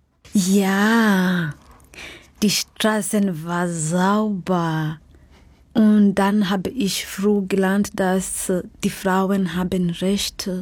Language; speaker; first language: German; non-native, fluent; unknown